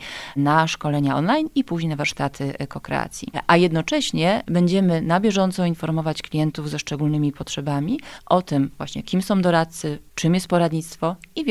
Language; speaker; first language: Polish; native; Polish